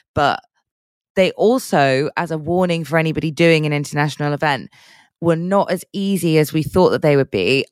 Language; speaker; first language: English; native; English